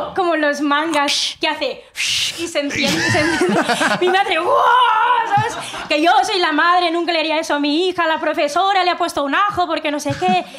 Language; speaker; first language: Spanish; native; Spanish